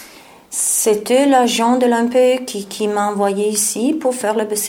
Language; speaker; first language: French; non-native, learner; Italian